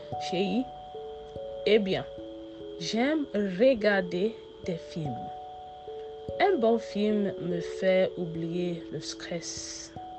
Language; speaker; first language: French; non-native, fluent; Yoruba